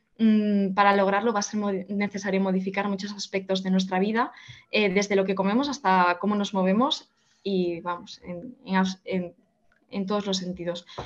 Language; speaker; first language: Spanish; native; Spanish